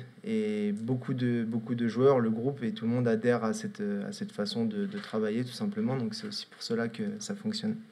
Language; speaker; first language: French; native; French